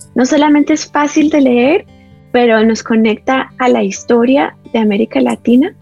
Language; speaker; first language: Spanish; native; Spanish